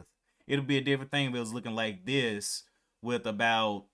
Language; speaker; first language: English; native; English